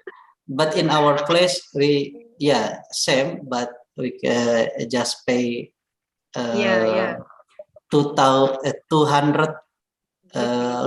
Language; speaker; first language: English; non-native, learner; Indonesian